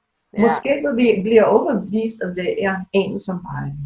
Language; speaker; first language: Danish; non-native, fluent; English